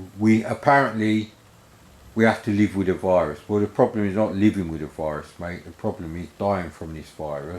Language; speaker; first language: English; native; English